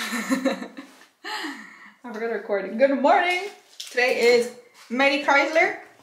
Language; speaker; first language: English; early bilingual, other home language; Spanish